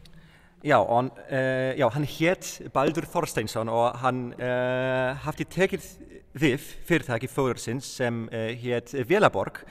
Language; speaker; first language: Icelandic; non-native, fluent; Polish